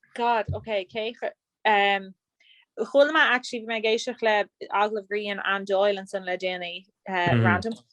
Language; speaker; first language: Irish; native; Irish